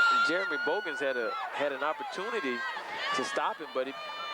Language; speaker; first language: English; native; English